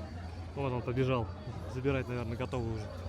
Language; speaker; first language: Russian; native; Russian